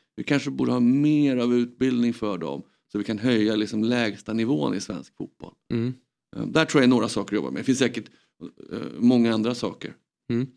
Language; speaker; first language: Swedish; native; Swedish